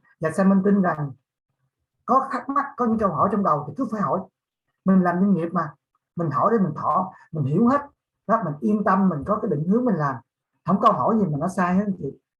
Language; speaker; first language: Vietnamese; native; Vietnamese